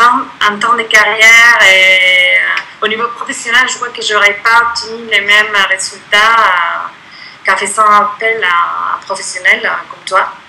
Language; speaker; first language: French; non-native, fluent; Spanish